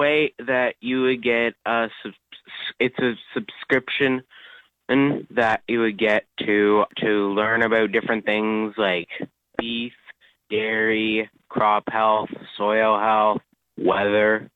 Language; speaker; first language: English; native; English